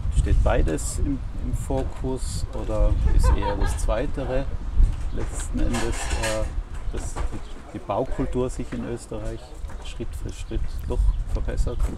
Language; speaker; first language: German; native; German